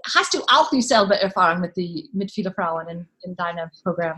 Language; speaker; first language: German; non-native, learner; English